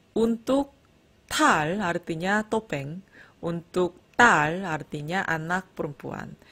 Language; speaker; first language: Indonesian; non-native, fluent; Korean